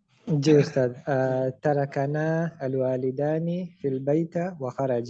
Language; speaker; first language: Arabic; non-native, learner; Urdu